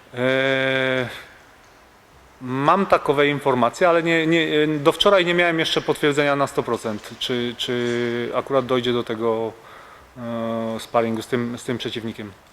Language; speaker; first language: Polish; native; Polish